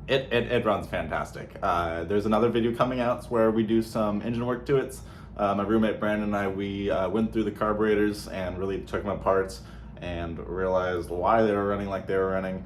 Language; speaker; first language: English; native; English